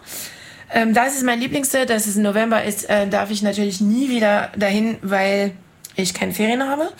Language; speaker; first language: German; non-native, fluent; French